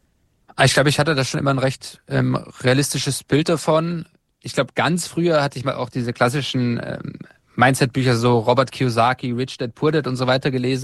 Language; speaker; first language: German; native; German